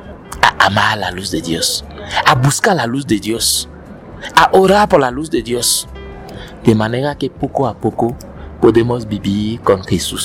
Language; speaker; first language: Spanish; non-native, learner; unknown